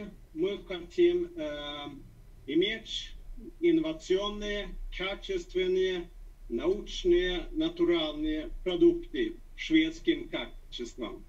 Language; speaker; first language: Russian; non-native, fluent; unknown